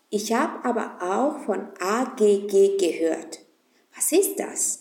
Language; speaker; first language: German; non-native, fluent; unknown